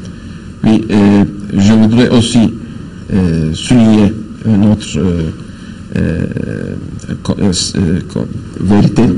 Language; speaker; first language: French; non-native, fluent; Turkish